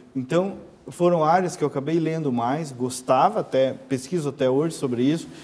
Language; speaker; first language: Portuguese; native; Portuguese